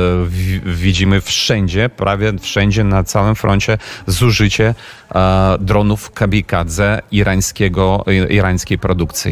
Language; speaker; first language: Polish; non-native, fluent; Ukrainian